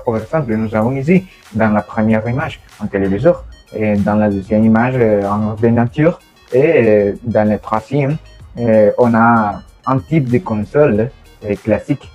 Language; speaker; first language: French; non-native, learner; Spanish